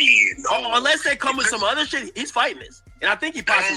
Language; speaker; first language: English; native; English